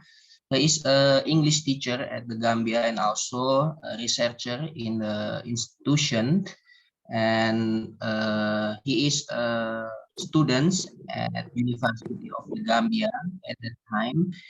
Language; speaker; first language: English; non-native, learner; Indonesian